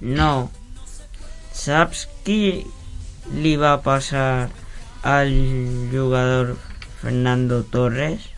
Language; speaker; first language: Catalan; non-native, local second language; Spanish